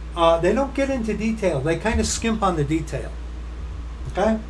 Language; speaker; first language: English; native; English